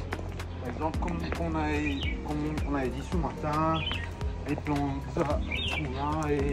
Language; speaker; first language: French; non-native, local second language; Morisyen